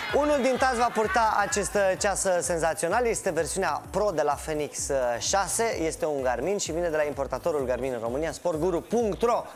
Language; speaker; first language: Romanian; native; Romanian